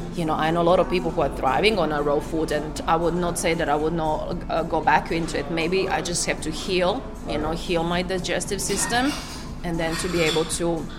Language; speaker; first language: English; non-native, fluent; Croatian